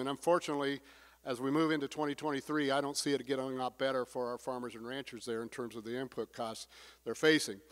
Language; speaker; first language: English; native; English